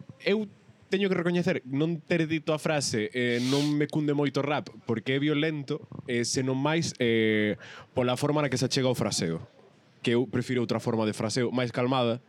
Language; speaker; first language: Galician; native; Galician